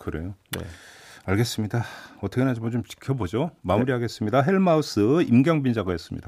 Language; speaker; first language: Korean; native; Korean